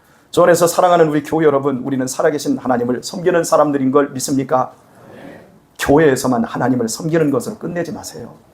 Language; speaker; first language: Korean; native; Korean